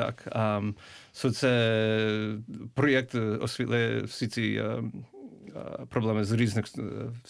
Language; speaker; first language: Ukrainian; early bilingual, heritage; English